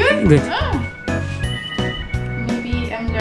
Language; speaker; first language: English; non-native, fluent; Italian